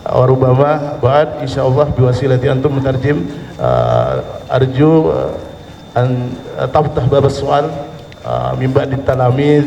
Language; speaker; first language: Arabic; non-native, fluent; Indonesian